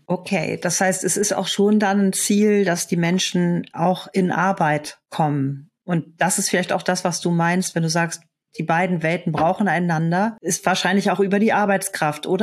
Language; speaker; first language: German; native; German